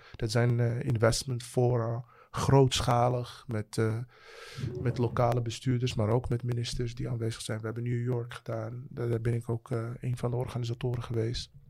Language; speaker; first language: Dutch; non-native, fluent; Arabic